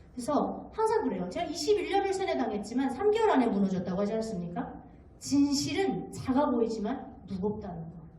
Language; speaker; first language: Korean; native; Korean